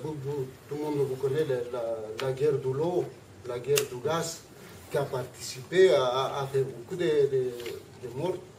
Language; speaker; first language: French; non-native, learner; Spanish